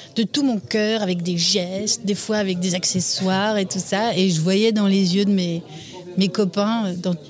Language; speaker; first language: French; native; French